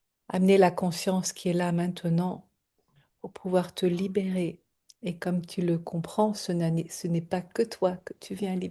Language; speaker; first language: French; native; French